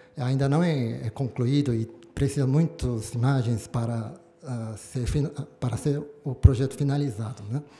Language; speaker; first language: Portuguese; non-native, fluent; Japanese